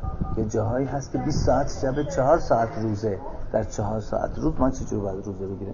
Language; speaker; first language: Persian; native; Persian